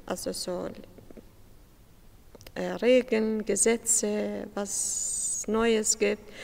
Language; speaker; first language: German; non-native, fluent; Syriac